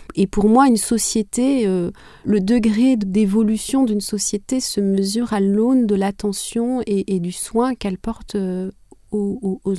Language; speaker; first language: French; non-native, local second language; Kinyarwanda